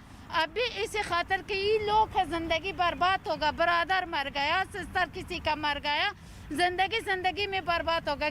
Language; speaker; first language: Hindi; non-native, learner; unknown